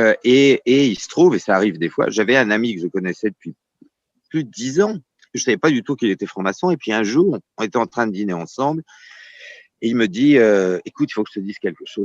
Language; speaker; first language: French; native; French